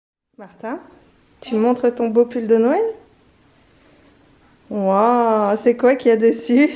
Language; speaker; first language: French; native; French